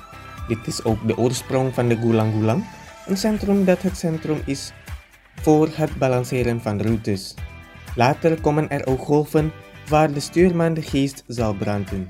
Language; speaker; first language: Dutch; non-native, fluent; Indonesian